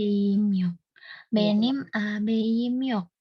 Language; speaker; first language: Turkish; non-native, learner; Indonesian